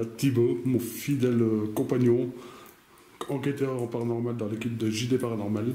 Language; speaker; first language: French; native; French